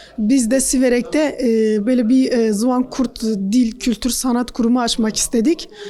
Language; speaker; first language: Turkish; non-native, local second language; Kurdish